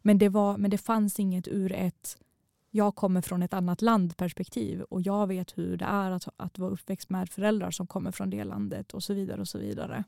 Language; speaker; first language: Swedish; early bilingual, other home language; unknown